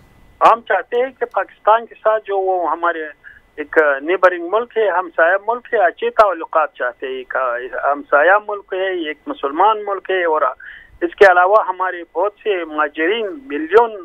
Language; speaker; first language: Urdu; non-native, fluent; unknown